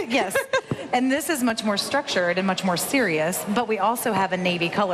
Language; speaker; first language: English; native; English